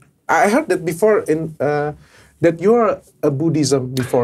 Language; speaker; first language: English; non-native, learner; Indonesian